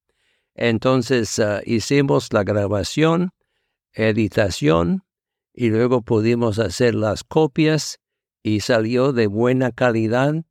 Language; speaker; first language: Spanish; non-native, fluent; English